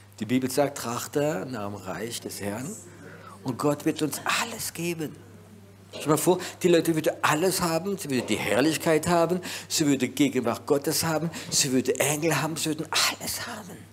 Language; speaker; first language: German; non-native, fluent; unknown